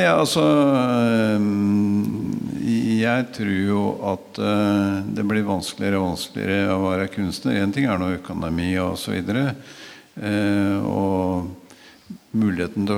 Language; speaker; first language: Norwegian; native; Norwegian